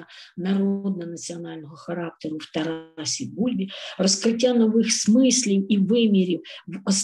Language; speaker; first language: Ukrainian; native; Ukrainian